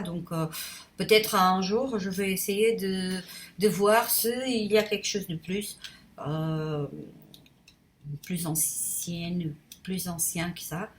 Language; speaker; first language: French; non-native, fluent; Portuguese